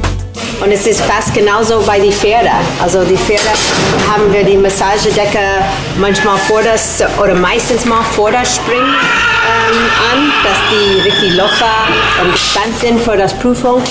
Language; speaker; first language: German; non-native, fluent; English